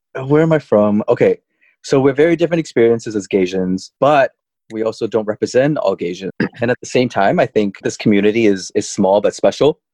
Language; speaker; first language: English; early bilingual, other home language; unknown